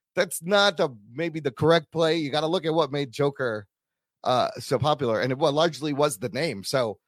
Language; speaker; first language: English; native; English